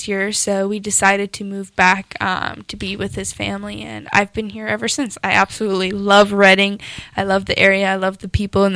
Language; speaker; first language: English; non-native, local second language; Afrikaans